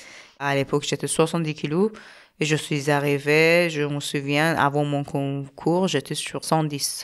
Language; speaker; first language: French; non-native, learner; Persian